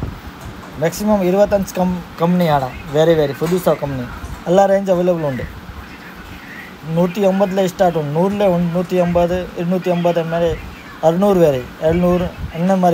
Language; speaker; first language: Malayalam; non-native, local second language; Hindi